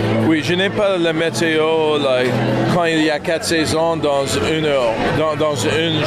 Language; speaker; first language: French; non-native, learner; English